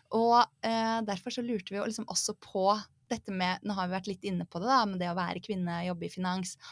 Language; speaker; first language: Norwegian; native; Norwegian